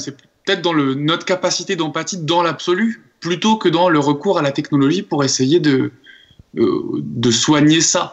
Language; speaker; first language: French; native; French